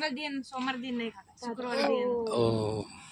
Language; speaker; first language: Hindi; non-native, local second language; Malayalam